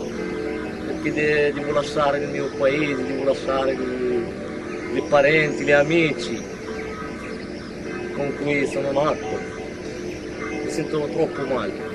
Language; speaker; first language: Italian; non-native, learner; Arabic